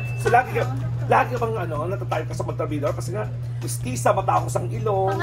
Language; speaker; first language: Filipino; native; Filipino